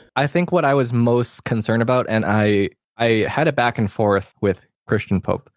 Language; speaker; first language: English; non-native, local second language; Cantonese